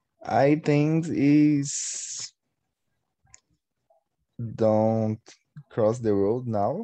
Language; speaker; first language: English; non-native, learner; Portuguese